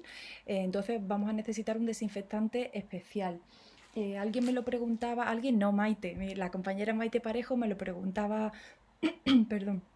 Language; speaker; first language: Spanish; native; Spanish